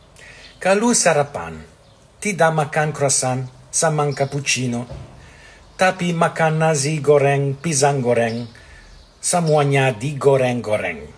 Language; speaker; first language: Indonesian; non-native, learner; Italian